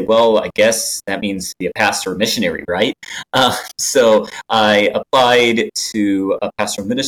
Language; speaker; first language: English; non-native, fluent; Japanese